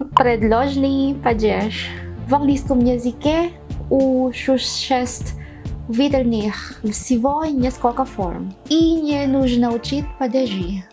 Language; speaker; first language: Russian; non-native, learner; Filipino